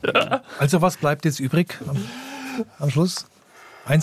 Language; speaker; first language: German; native; German